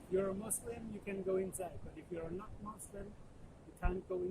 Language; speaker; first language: English; non-native, fluent; German